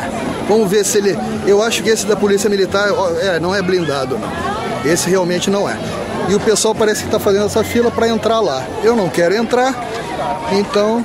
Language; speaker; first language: Portuguese; native; Portuguese